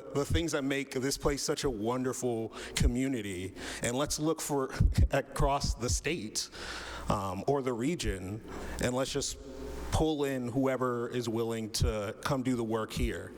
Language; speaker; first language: English; native; English